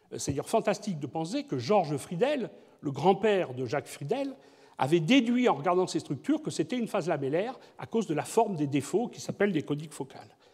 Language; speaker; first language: French; native; French